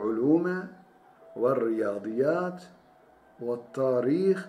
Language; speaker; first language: Arabic; non-native, fluent; Turkish